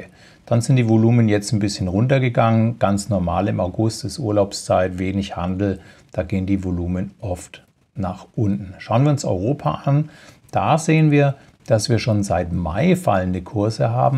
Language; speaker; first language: German; native; German